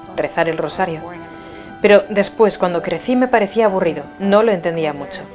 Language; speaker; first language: Spanish; non-native, fluent; German